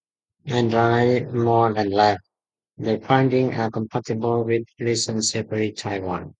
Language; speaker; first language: English; non-native, fluent; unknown